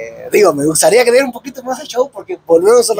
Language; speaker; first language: Spanish; native; Spanish